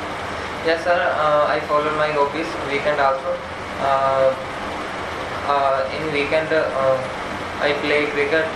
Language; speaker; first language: English; non-native, learner; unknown